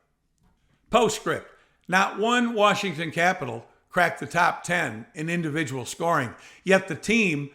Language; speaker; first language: English; native; English